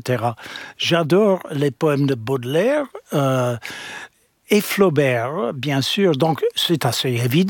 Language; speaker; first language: French; non-native, fluent; English